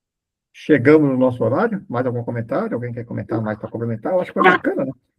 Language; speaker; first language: Portuguese; native; Portuguese